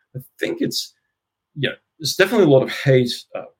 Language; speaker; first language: English; non-native, fluent; Russian